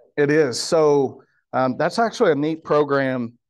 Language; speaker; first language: English; native; English